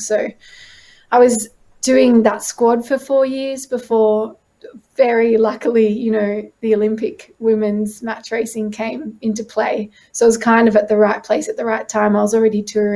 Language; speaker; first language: English; native; English